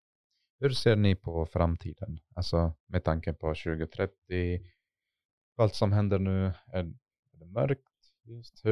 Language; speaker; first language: Swedish; non-native, fluent; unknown